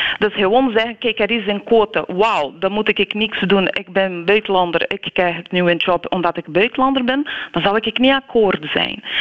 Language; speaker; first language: Dutch; non-native, fluent; Portuguese